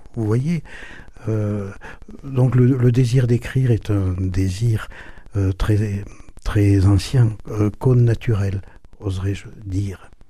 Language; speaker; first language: French; early bilingual, other home language; German